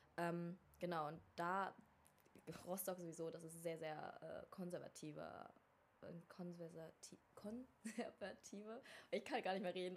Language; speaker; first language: German; early bilingual, other home language; Vietnamese